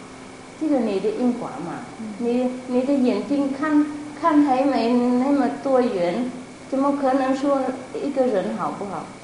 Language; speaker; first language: Chinese; non-native, fluent; Vietnamese